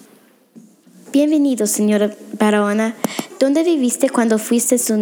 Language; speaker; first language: Spanish; non-native, learner; English